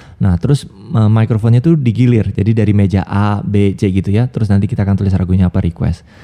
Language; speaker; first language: Indonesian; native; Indonesian